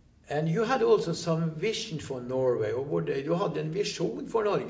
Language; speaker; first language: English; non-native, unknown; Norwegian